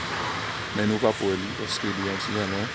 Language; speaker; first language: French; non-native, learner; Haitian Creole